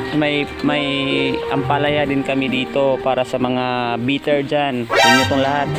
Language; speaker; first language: Filipino; non-native, local second language; Cebuano